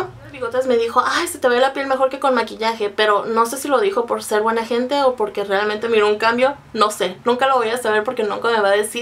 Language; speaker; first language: Spanish; native; Spanish